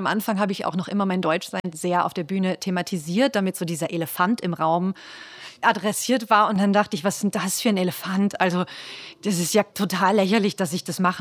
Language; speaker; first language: German; native; German